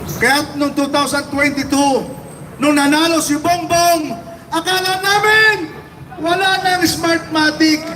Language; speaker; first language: Filipino; non-native, local second language; Iloko